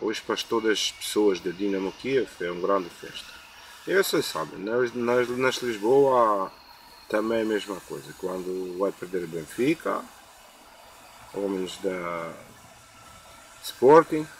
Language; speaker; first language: Portuguese; non-native, learner; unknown